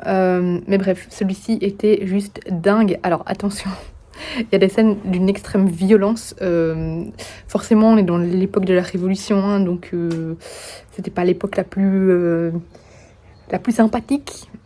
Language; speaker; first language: French; native; French